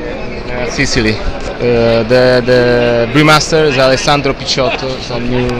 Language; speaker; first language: English; non-native, learner; Italian